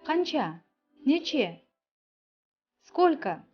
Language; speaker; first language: Russian; non-native, local second language; Kyrgyz